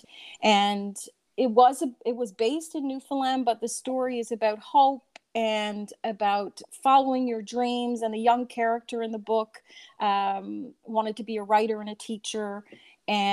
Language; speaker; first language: English; native; English